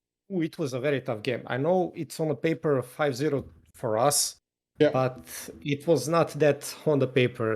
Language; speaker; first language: English; non-native, fluent; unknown